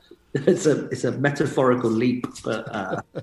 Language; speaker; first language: English; native; English